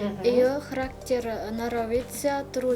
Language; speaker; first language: Russian; non-native, learner; Kazakh